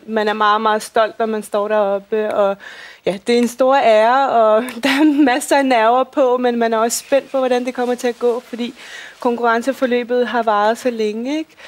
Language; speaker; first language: Danish; early bilingual, other home language; Russian